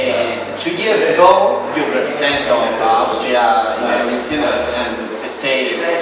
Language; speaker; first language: English; non-native, learner; Spanish